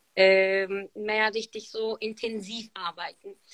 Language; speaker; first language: German; non-native, learner; Turkish